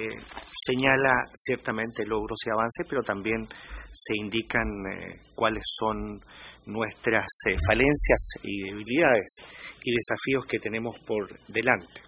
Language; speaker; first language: Spanish; native; Spanish